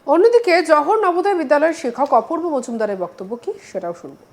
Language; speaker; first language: Bangla; native; Bangla